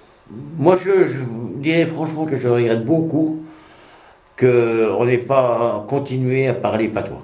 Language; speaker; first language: French; native; French